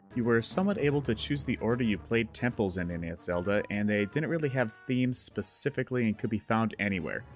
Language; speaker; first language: English; native; English